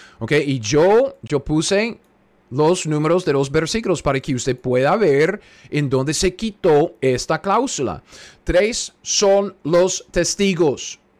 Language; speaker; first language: Spanish; non-native, fluent; English